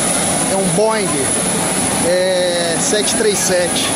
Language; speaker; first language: Portuguese; native; Portuguese